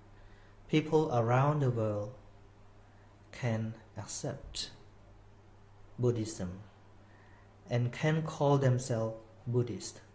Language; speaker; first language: English; non-native, fluent; Khmer